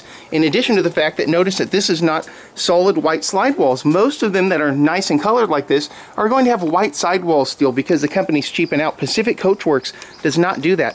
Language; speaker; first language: English; native; English